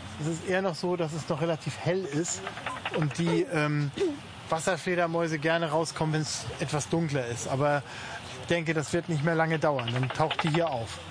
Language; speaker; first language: German; native; German